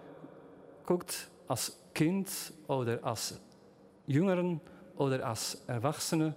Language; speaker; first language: German; non-native, learner; Dutch